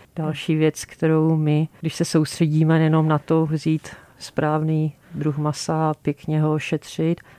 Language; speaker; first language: Czech; native; Czech